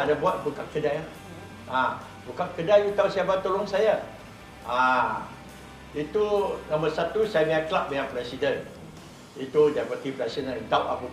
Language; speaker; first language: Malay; non-native, local second language; Chinese